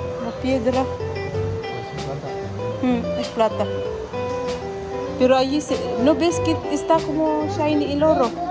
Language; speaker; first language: Spanish; non-native, fluent; Filipino